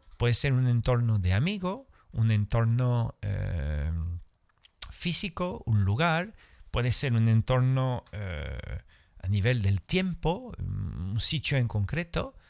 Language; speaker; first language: Spanish; non-native, fluent; French